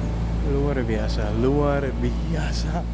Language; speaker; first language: Indonesian; non-native, learner; Danish